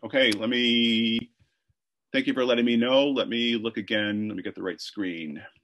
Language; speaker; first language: English; native; English